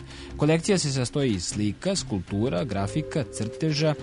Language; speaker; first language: Serbian; native; Serbian